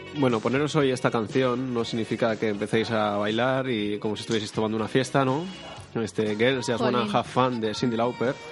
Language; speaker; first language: Spanish; native; Spanish